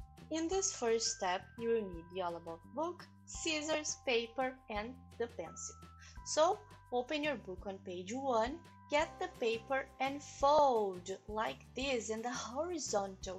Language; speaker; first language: English; non-native, fluent; Portuguese